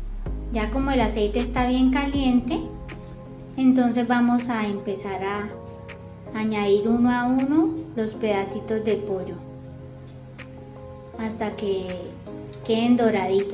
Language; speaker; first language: Spanish; native; Spanish